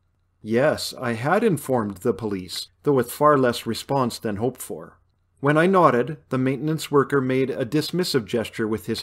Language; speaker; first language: English; native; English